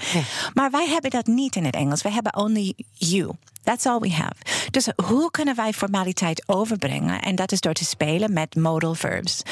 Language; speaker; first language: Dutch; non-native, fluent; English